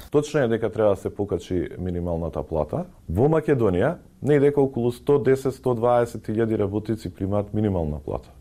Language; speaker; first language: Macedonian; native; Macedonian